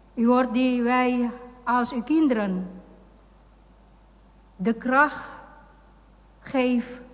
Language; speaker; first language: Dutch; non-native, fluent; Indonesian